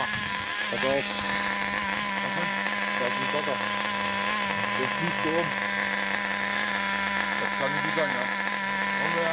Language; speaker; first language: German; native; German